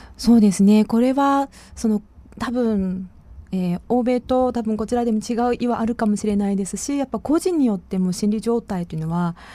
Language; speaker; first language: Japanese; non-native, fluent; Chinese